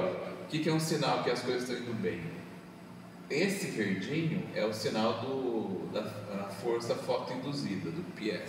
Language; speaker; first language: Portuguese; native; Portuguese